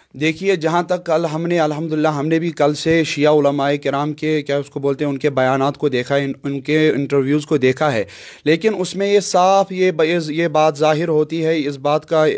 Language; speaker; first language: Hindi; non-native, local second language; Kashmiri